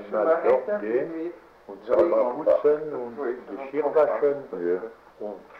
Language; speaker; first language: German; non-native, learner; French